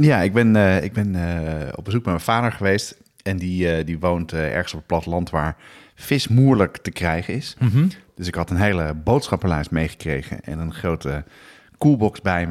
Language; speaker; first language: Dutch; native; Dutch